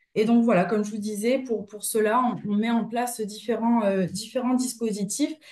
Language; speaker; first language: French; native; French